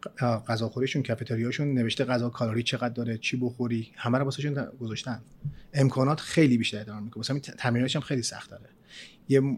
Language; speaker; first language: Persian; early bilingual, other home language; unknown